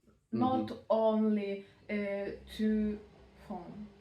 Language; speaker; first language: English; non-native, learner; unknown